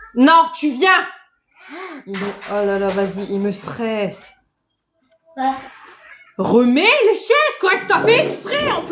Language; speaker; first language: French; native; French